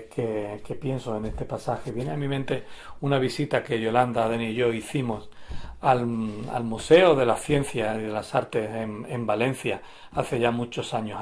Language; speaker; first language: Spanish; native; Spanish